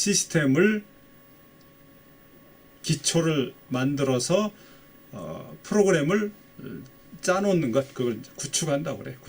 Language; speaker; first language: Korean; native; Korean